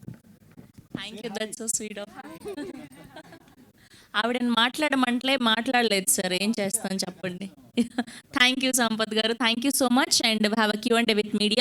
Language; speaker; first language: Telugu; native; Telugu